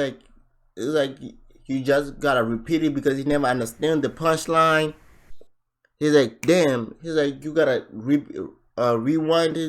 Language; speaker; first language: English; native; English